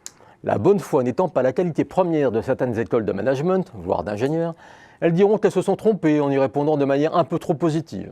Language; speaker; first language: French; native; French